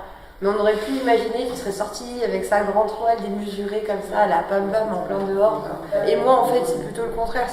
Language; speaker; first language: French; native; French